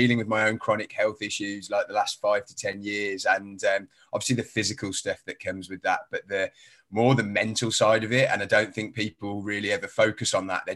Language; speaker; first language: English; native; English